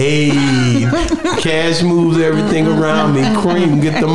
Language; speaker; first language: English; native; English